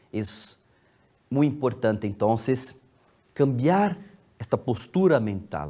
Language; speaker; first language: Spanish; non-native, fluent; Portuguese